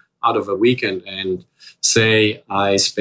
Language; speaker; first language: English; non-native, fluent; German